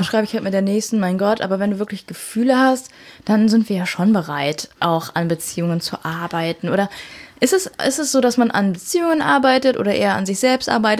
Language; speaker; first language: German; native; German